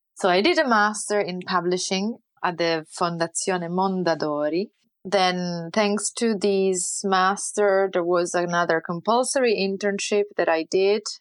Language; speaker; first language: English; non-native, fluent; Italian